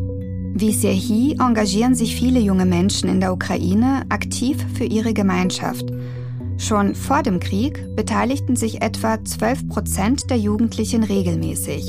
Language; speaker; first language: German; native; German